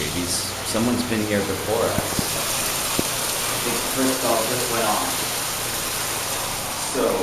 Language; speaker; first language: English; native; English